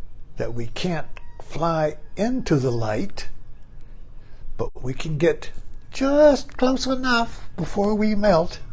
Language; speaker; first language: English; native; English